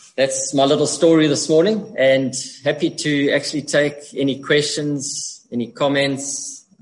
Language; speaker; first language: English; native; English